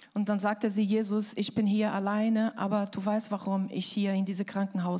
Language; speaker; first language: German; non-native, fluent; Portuguese